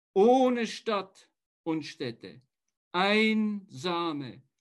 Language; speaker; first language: German; native; German